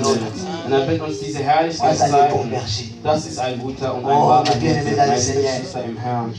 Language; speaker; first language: German; non-native, fluent; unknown